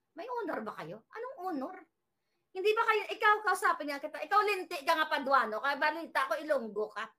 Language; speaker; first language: Filipino; native; Filipino